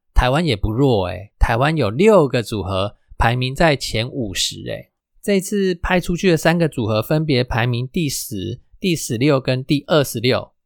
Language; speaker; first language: Chinese; non-native, local second language; Min Nan Chinese